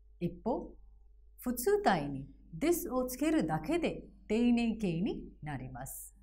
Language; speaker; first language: Japanese; non-native, fluent; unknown